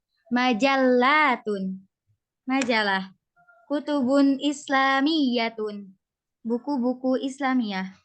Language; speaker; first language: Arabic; non-native, learner; Indonesian